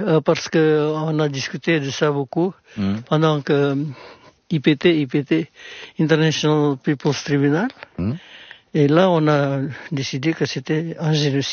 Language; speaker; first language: French; non-native, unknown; Indonesian